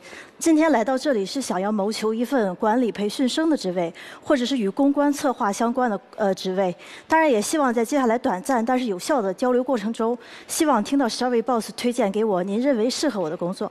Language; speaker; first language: Chinese; native; Chinese